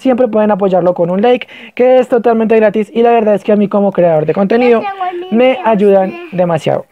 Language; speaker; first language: Spanish; native; Spanish